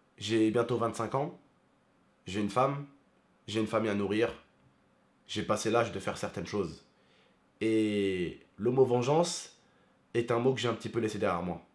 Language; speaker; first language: French; early bilingual, other home language; Arabic